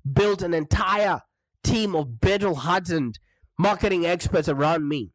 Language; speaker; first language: English; non-native, local second language; Shona